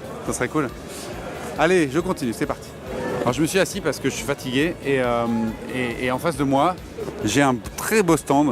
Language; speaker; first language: French; native; French